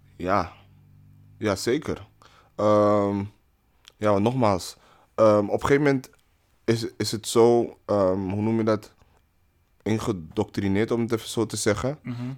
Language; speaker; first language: Dutch; native; Dutch